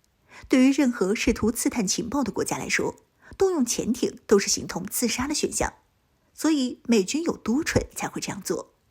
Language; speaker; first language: Chinese; native; Chinese